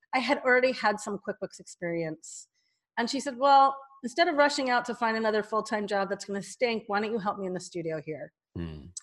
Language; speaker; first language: English; native; English